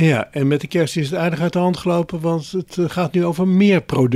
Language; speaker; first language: Dutch; native; Dutch